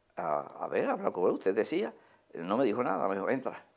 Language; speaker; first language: Spanish; native; Spanish